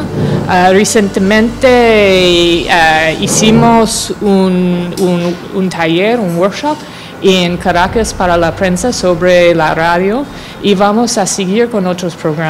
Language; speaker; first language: Spanish; non-native, fluent; English